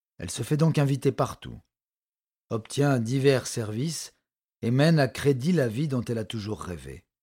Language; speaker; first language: French; native; French